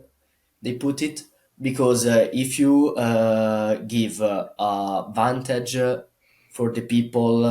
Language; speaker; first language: English; non-native, learner; Italian